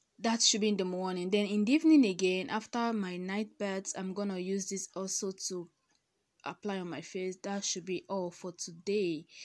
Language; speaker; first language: English; non-native, local second language; Igbo